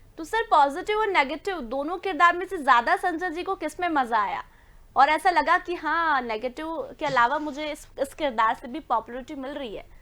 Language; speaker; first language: Hindi; native; Hindi